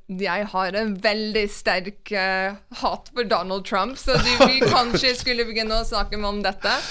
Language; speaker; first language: Norwegian; non-native, fluent; English